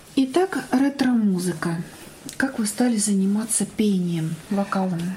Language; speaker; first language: Russian; native; Russian